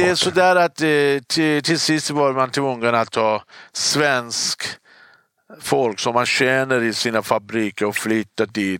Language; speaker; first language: Swedish; non-native, fluent; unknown